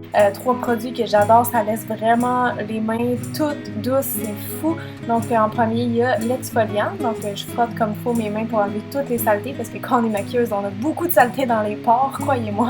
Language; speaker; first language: French; native; French